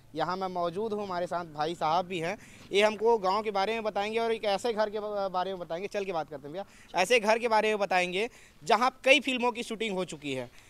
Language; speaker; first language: Hindi; native; Hindi